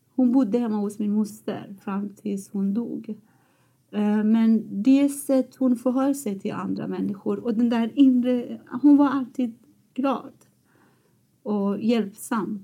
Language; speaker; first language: Swedish; non-native, fluent; Persian